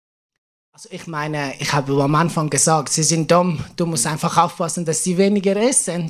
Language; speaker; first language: German; non-native, learner; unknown